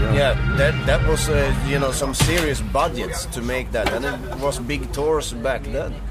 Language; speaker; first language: English; non-native, fluent; Swedish